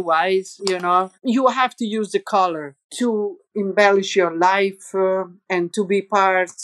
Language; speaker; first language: English; non-native, fluent; Italian